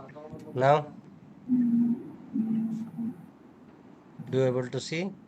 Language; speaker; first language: English; non-native, learner; Urdu